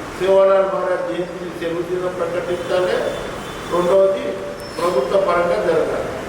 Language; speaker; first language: Telugu; non-native, local second language; Lambadi